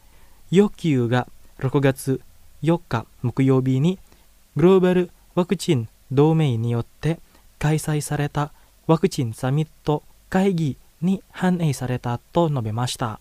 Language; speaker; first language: Japanese; non-native, fluent; Indonesian